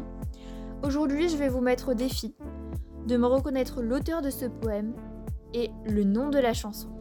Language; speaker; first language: French; native; French